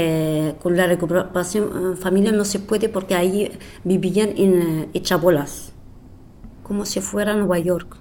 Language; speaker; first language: Spanish; non-native, fluent; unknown